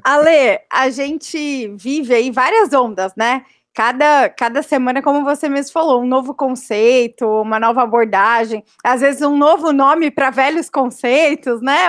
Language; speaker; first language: Portuguese; native; Portuguese